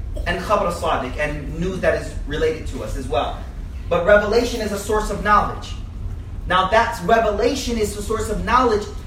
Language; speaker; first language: English; native; English